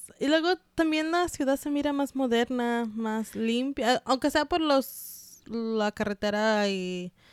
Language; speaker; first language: Spanish; early bilingual, heritage; Spanish